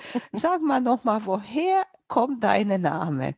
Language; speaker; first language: German; non-native, fluent; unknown